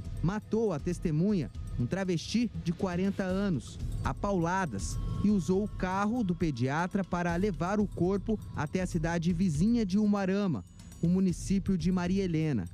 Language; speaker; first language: Portuguese; native; Portuguese